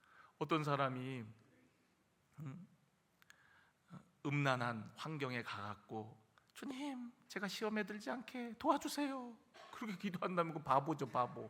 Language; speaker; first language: Korean; native; Korean